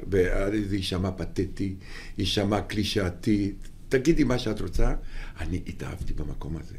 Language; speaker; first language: Hebrew; non-native, fluent; Romanian